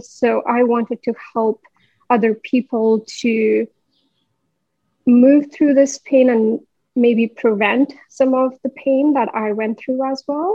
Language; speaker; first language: English; non-native, local second language; Hindi